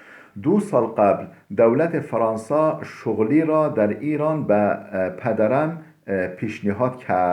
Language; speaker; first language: Persian; non-native, fluent; Turkish